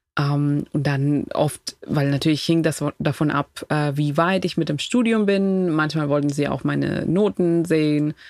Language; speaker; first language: German; non-native, fluent; Spanish